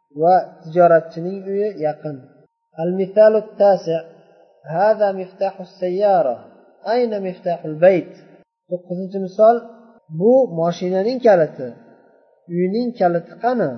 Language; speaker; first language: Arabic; non-native, fluent; Uzbek